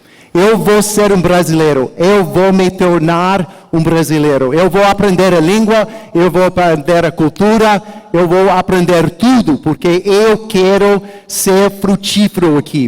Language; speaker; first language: Portuguese; non-native, learner; English